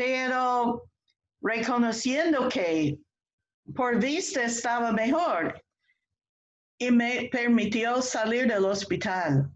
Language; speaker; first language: Spanish; non-native, fluent; English